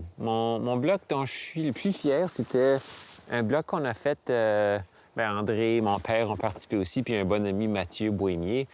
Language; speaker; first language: French; native; French